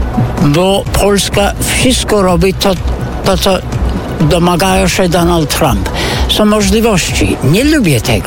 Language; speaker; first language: Polish; non-native, fluent; English